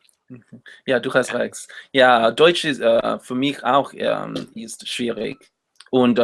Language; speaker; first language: German; non-native, learner; Spanish